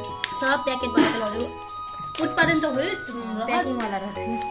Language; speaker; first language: Nepali; non-native, local second language; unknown